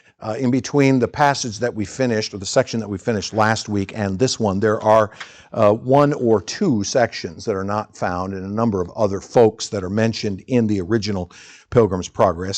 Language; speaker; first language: English; native; English